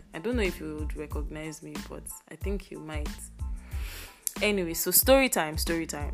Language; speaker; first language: English; non-native, local second language; Yoruba